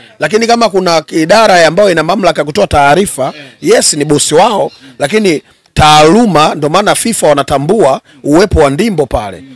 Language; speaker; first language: Swahili; native; Swahili